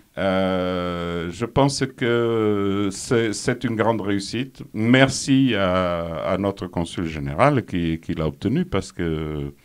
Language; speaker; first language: French; non-native, fluent; Portuguese